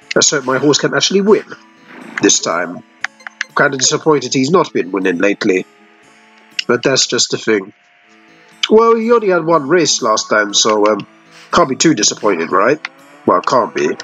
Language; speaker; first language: English; native; English